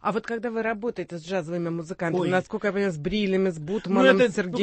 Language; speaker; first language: Russian; native; Russian